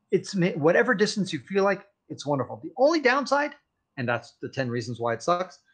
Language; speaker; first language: English; native; English